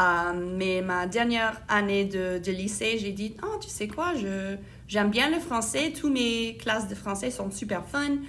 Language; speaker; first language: French; non-native, fluent; English